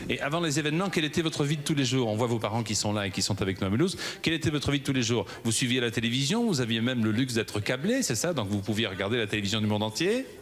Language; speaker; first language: French; native; French